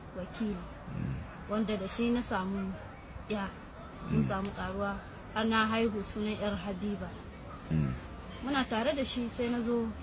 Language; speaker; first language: Hausa; native; Hausa